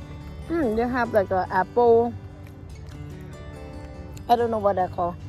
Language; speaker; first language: English; non-native, learner; Thai